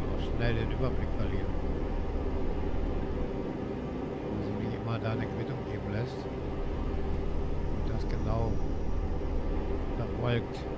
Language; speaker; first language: German; native; German